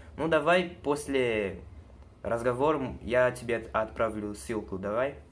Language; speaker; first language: Russian; non-native, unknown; Portuguese